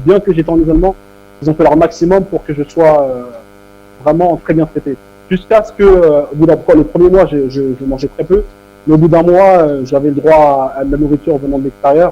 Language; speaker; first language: French; native; French